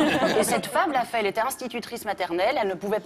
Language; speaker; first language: French; native; French